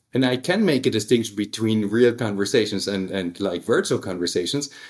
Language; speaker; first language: English; early bilingual, other home language; German